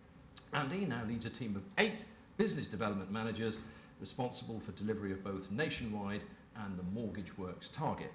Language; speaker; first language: English; native; English